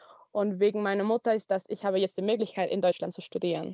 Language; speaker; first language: German; non-native, learner; Spanish